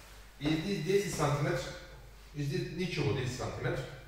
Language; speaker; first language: Russian; non-native, learner; Turkish